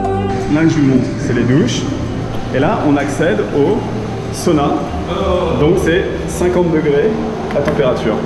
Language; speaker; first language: French; native; French